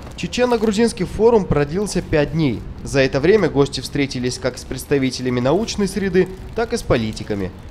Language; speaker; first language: Russian; non-native, fluent; Georgian